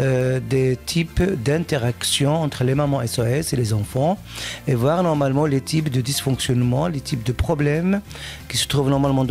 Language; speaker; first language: French; non-native, local second language; Arabic